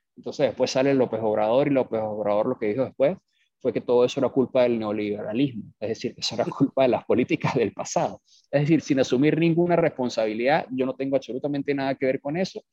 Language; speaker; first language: Spanish; native; Spanish